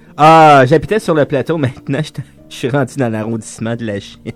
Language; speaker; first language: French; native; French